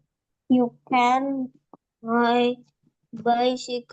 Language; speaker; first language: English; non-native, learner; Indonesian